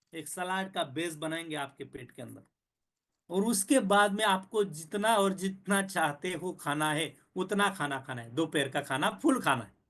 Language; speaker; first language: Hindi; non-native, local second language; Marathi